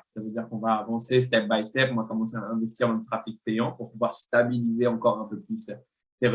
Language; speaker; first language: French; native; French